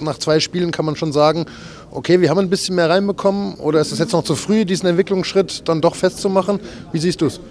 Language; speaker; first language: German; native; German